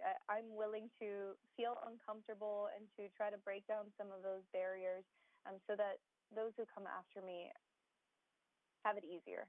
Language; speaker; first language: English; native; English